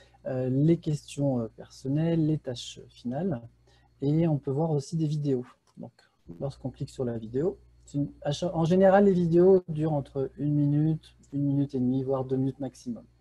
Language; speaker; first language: French; native; French